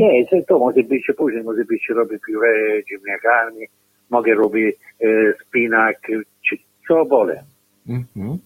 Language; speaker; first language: Polish; non-native, learner; Italian